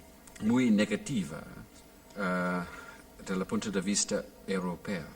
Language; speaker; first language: Spanish; non-native, fluent; English